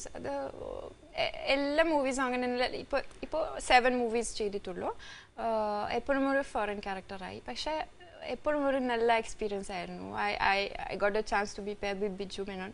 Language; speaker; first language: Malayalam; non-native, fluent; French